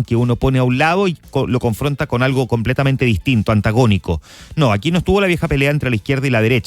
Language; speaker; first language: Spanish; native; Spanish